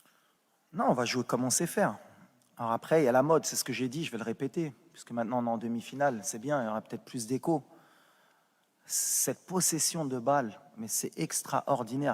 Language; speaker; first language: French; native; French